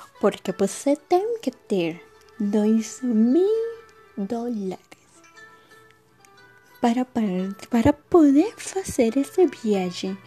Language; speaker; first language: Portuguese; non-native, learner; Spanish